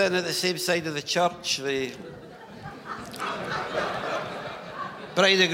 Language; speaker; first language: English; native; English